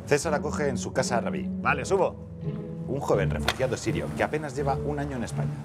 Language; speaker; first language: Spanish; native; Spanish